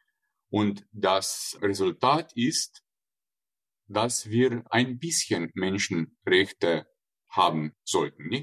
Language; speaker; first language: German; non-native, fluent; Slovenian